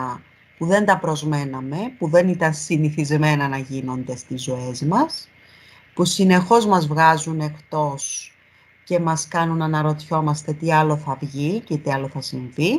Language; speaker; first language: Greek; native; Greek